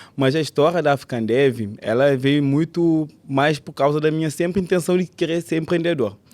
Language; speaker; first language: Portuguese; non-native, local second language; Kabuverdianu